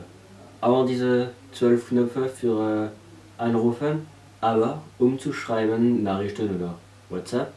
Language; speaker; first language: German; non-native, learner; French